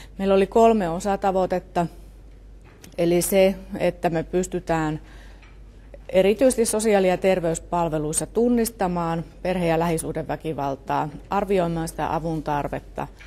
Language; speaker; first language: Finnish; native; Finnish